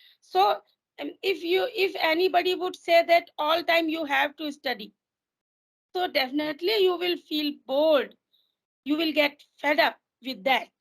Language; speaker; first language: English; non-native, fluent; Hindi